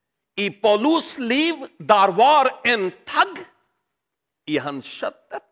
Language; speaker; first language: Swedish; non-native, learner; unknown